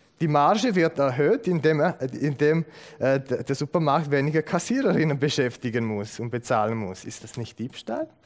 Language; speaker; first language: German; non-native, fluent; Romanian